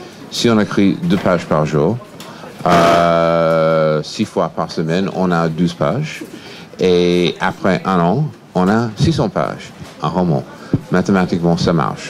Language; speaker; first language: French; non-native, fluent; English